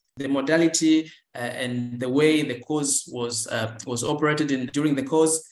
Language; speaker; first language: English; non-native, local second language; Swahili